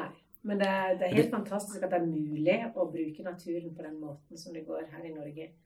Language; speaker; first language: Norwegian; native; Norwegian